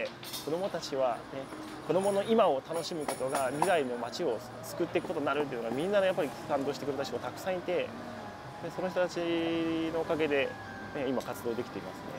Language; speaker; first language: Japanese; native; Japanese